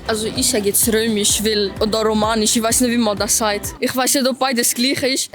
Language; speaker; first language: German; native; German